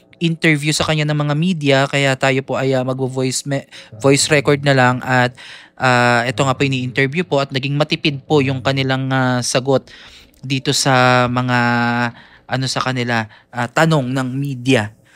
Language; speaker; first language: Filipino; native; Filipino